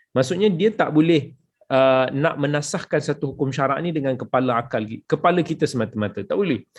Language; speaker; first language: Malay; native; Malay